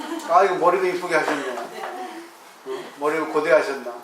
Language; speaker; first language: Korean; native; Korean